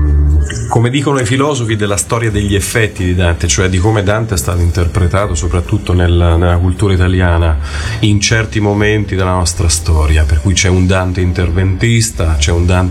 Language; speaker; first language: Italian; native; Italian